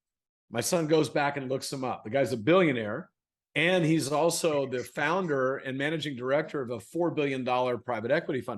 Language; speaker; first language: English; native; English